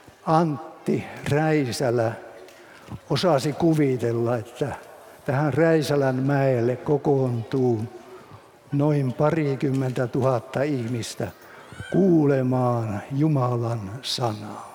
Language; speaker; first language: Finnish; native; Finnish